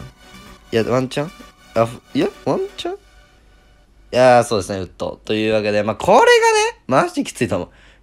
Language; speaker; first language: Japanese; native; Japanese